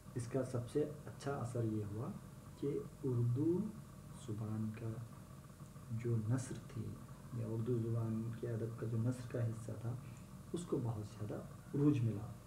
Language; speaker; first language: Urdu; native; Urdu